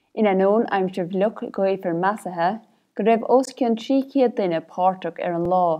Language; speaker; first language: Irish; native; Irish